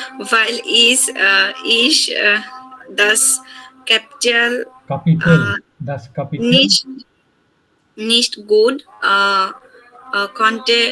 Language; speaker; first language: German; non-native, learner; Bangla